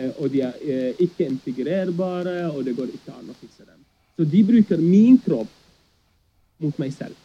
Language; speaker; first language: Norwegian; early bilingual, other home language; Arabic